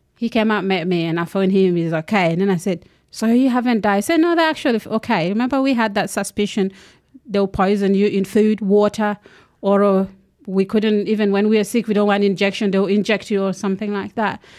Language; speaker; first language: English; non-native, local second language; Acoli